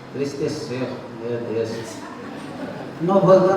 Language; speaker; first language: Portuguese; non-native, learner; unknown